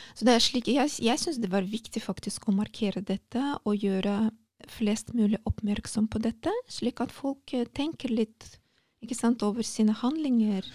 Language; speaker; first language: Norwegian; non-native, fluent; Russian